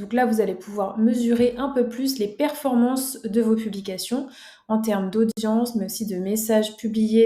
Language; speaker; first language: French; native; French